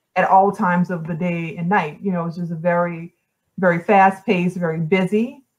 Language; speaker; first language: English; native; English